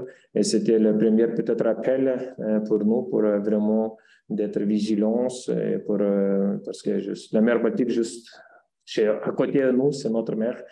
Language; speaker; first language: French; non-native, fluent; Lithuanian